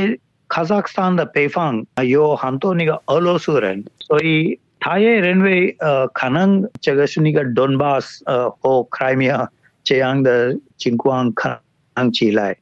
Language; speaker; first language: Chinese; non-native, fluent; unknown